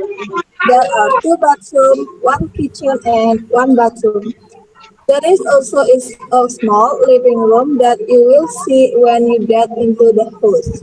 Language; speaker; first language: English; non-native, learner; Indonesian